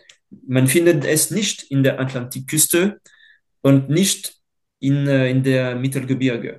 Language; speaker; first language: German; non-native, fluent; French